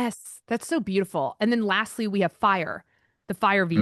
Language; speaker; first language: English; native; English